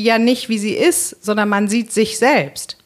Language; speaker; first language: German; native; German